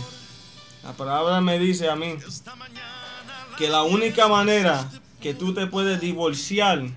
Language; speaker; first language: Spanish; native; Spanish